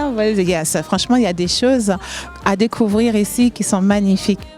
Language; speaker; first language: French; native; French